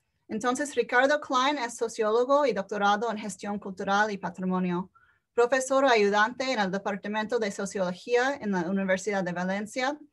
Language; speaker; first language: Spanish; non-native, fluent; English